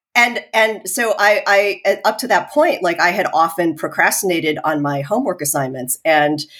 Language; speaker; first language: English; early bilingual, other home language; Chinese